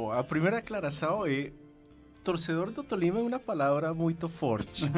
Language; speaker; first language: Portuguese; non-native, fluent; Spanish